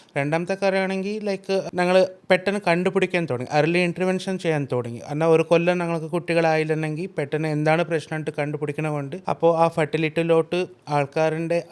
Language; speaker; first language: Malayalam; early bilingual, heritage; Malayalam